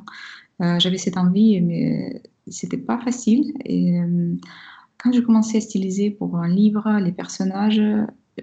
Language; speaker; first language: French; non-native, fluent; Russian